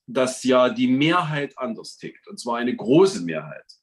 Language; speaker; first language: German; native; German